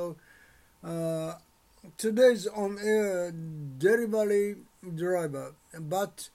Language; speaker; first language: English; non-native, learner; Japanese